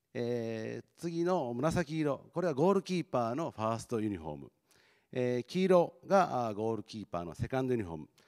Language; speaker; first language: Japanese; native; Japanese